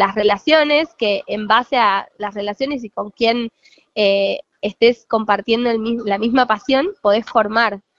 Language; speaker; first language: Spanish; native; Spanish